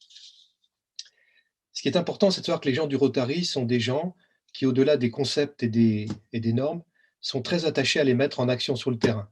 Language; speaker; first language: French; native; French